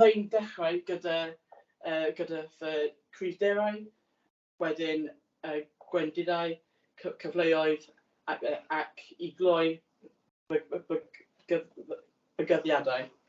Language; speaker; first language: Welsh; non-native, learner; English